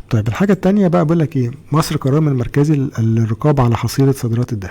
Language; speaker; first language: Arabic; native; Arabic